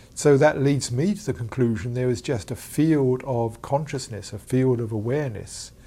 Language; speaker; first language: English; native; English